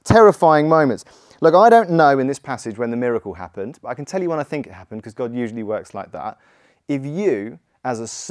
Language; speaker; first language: English; native; English